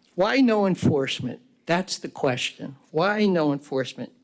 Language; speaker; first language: English; native; English